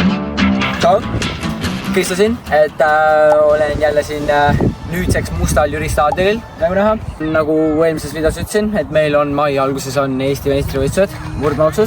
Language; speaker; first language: Estonian; native; Estonian